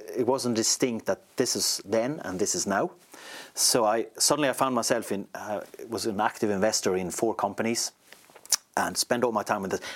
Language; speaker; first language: English; non-native, fluent; Swedish